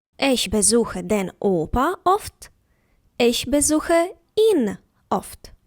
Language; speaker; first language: German; non-native, fluent; Ukrainian